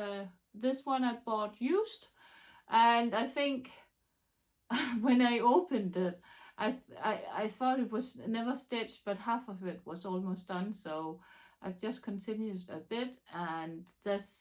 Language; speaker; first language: English; non-native, fluent; Danish